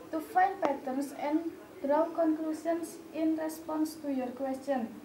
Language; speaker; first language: English; non-native, learner; Indonesian